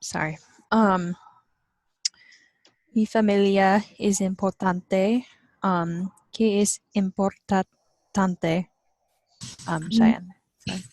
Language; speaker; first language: Spanish; non-native, learner; English